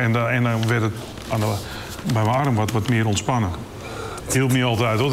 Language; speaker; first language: Dutch; native; Dutch